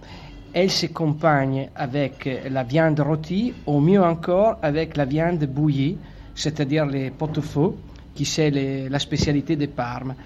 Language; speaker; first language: French; non-native, fluent; Italian